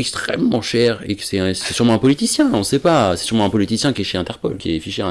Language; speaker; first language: French; native; French